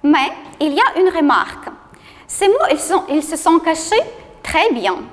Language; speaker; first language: French; non-native, fluent; Ukrainian